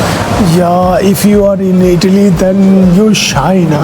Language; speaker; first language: English; non-native, learner; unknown